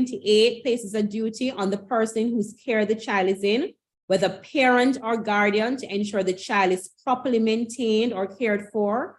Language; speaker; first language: English; native; English